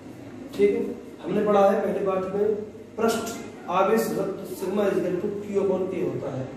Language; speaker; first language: Hindi; native; Hindi